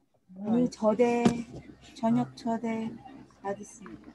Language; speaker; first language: Korean; non-native, learner; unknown